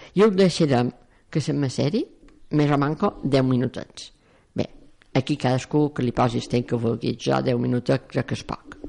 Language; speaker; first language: Catalan; native; Catalan